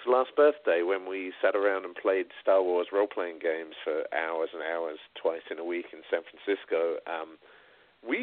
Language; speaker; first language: English; native; English